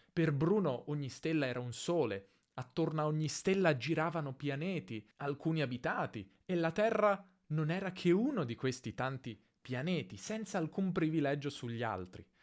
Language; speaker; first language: Italian; native; Italian